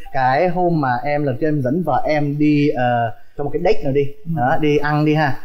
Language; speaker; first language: Vietnamese; early bilingual, heritage; Vietnamese